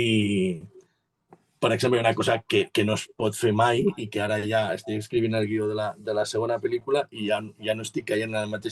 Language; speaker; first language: Catalan; native; Catalan